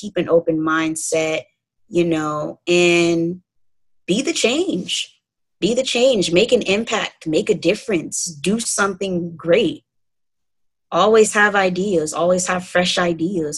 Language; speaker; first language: English; native; English